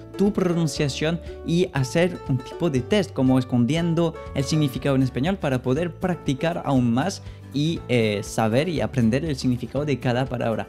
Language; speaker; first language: Spanish; non-native, fluent; French